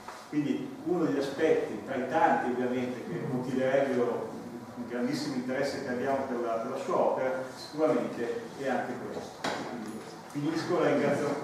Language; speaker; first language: Italian; native; Italian